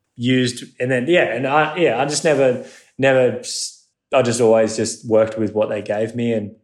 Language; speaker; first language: English; non-native, local second language; Japanese